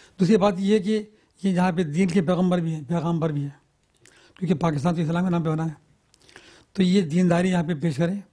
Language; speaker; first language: Urdu; native; Urdu